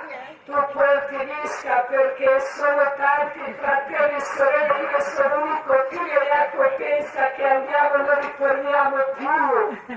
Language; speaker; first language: Italian; non-native, learner; Croatian